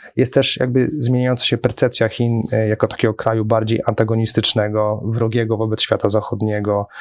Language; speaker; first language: Polish; native; Polish